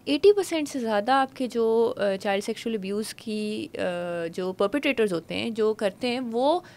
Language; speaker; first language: Urdu; native; Urdu